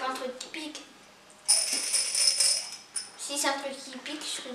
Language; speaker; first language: French; native; French